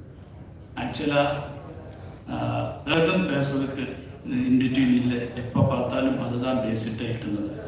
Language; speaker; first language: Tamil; non-native, learner; Malayalam